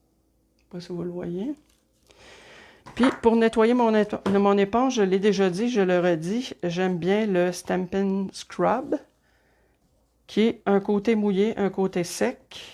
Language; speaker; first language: French; native; French